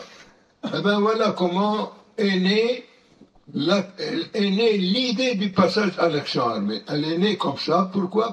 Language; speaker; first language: French; non-native, local second language; Arabic